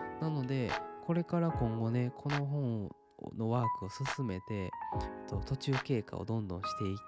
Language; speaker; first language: Japanese; native; Japanese